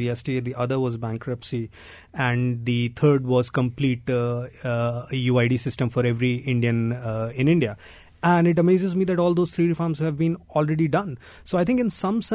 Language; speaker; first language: English; non-native, local second language; Hindi